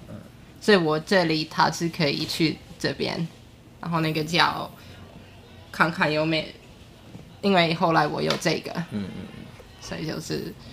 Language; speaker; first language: Chinese; non-native, learner; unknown